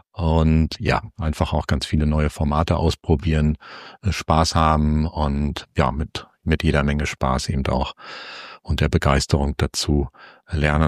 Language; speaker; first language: German; native; German